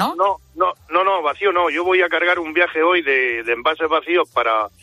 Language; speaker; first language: Spanish; native; Spanish